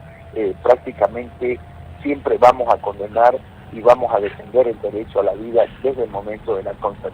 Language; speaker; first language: Spanish; native; Spanish